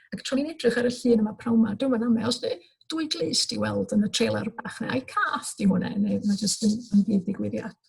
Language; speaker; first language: Welsh; native; Welsh